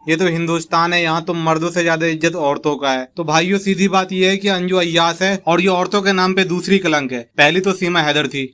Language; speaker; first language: Hindi; native; Hindi